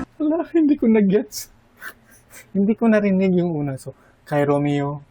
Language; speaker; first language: Filipino; non-native, local second language; Hiligaynon